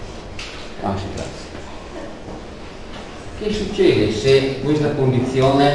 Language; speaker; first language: Italian; native; Italian